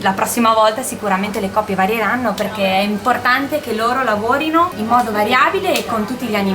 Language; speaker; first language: Italian; native; Italian